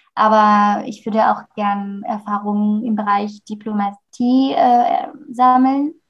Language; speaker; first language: German; non-native, fluent; French